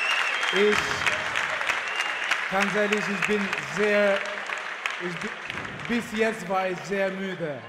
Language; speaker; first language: German; non-native, fluent; Albanian